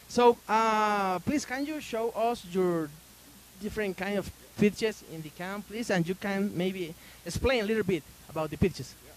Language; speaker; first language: English; non-native, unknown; Spanish